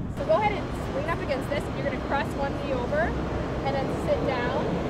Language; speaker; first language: English; native; English